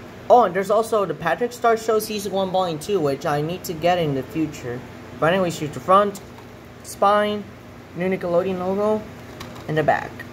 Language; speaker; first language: English; native; English